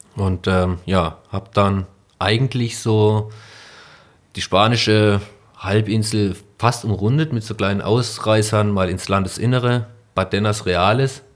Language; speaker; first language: German; native; German